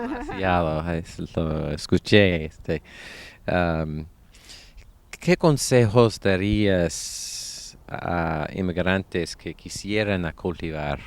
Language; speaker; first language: Spanish; non-native, fluent; English